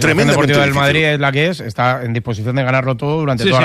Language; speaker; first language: Spanish; native; Spanish